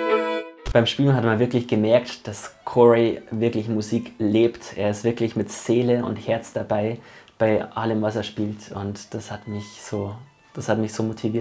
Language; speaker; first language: German; native; German